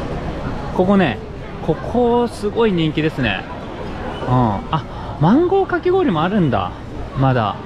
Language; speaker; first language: Japanese; native; Japanese